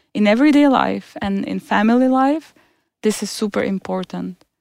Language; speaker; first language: English; non-native, fluent; Czech